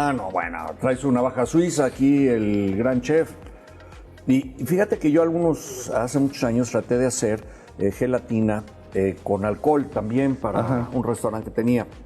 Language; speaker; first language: Spanish; native; Spanish